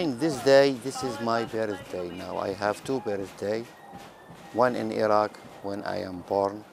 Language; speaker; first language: English; non-native, learner; Arabic